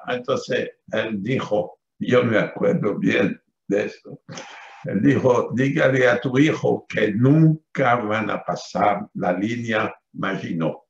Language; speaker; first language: Spanish; non-native, fluent; French